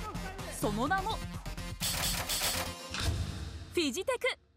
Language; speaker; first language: Japanese; native; Japanese